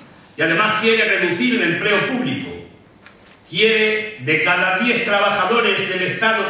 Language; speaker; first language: Spanish; native; Spanish